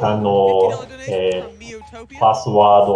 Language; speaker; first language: Japanese; non-native, fluent; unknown